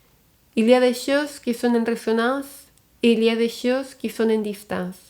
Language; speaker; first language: French; non-native, fluent; Spanish